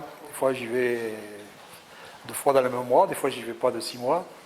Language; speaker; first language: French; early bilingual, other home language; Catalan